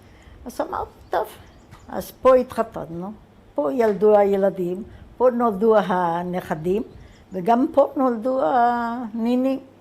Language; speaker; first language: Hebrew; non-native, fluent; German